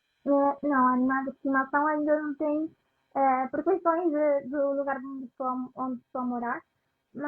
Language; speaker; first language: Portuguese; non-native, fluent; Spanish